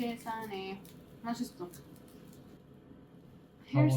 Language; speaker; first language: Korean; non-native, learner; Arabic